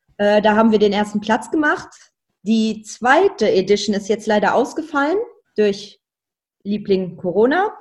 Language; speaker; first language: German; non-native, local second language; Luxembourgish